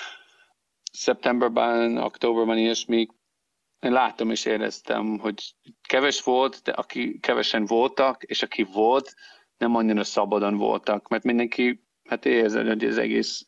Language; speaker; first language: Hungarian; non-native, fluent; English